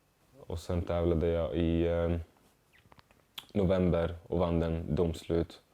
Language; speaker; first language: Swedish; non-native, fluent; Arabic